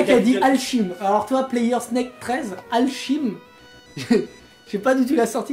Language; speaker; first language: French; native; French